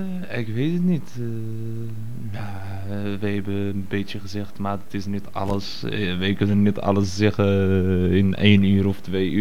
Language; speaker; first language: Dutch; non-native, fluent; Arabic